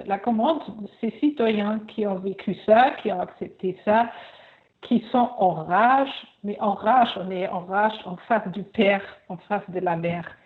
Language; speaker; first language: French; non-native, fluent; German